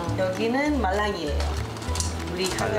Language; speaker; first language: Korean; non-native, learner; English